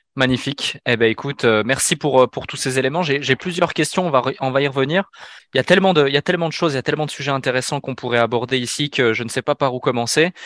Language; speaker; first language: French; native; French